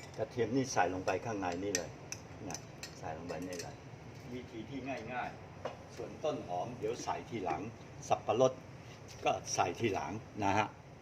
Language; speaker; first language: Thai; non-native, fluent; Chinese